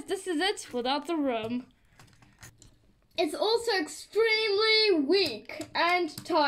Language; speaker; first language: English; native; English